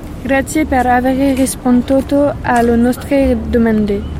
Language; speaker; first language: Italian; non-native, learner; French